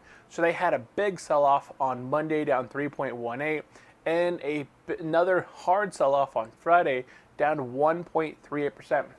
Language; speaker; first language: English; native; English